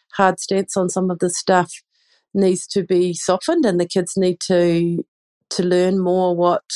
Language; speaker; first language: English; native; English